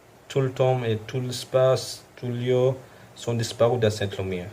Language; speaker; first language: French; non-native, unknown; Arabic